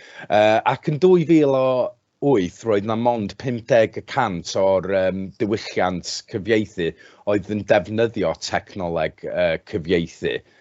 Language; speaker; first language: Welsh; non-native, local second language; English